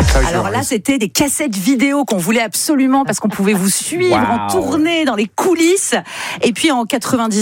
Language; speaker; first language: French; native; French